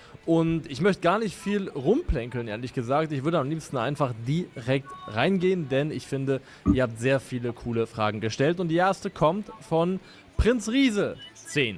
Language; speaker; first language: German; native; German